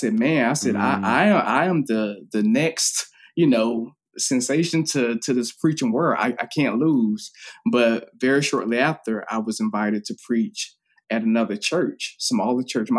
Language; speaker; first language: English; native; English